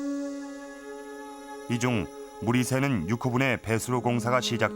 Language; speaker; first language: Korean; native; Korean